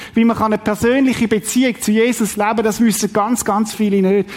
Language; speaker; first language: German; native; German